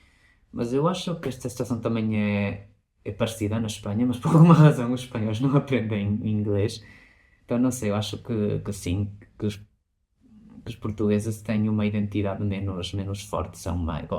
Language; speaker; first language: Portuguese; non-native, fluent; Spanish